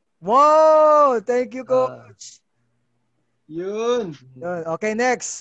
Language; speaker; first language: English; non-native, local second language; Filipino